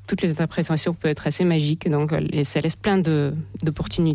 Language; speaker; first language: French; non-native, fluent; Russian